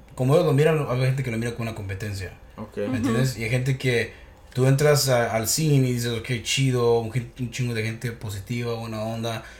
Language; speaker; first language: Spanish; early bilingual, heritage; Spanish